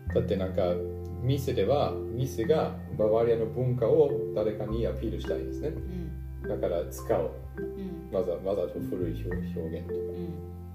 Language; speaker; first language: Japanese; non-native, fluent; German